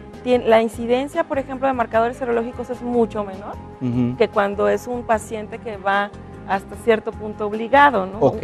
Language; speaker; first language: Spanish; native; Spanish